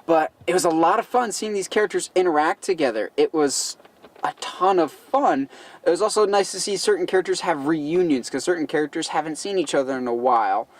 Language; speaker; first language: English; native; English